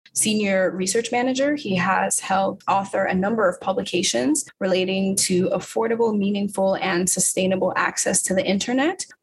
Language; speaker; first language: English; native; English